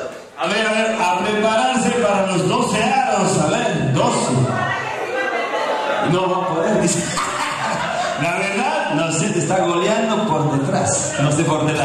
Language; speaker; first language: Spanish; native; Spanish